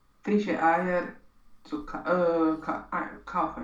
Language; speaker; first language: German; non-native, learner; Romanian